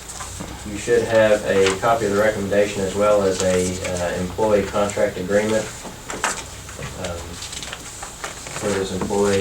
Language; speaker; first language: English; native; English